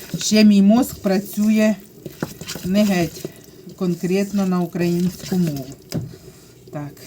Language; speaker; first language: Ukrainian; non-native, local second language; Russian